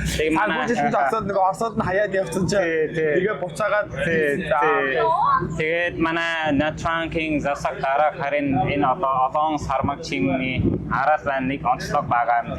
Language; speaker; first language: Mongolian; non-native, learner; Vietnamese